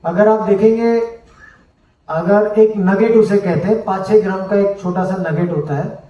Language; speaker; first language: Hindi; non-native, local second language; Marathi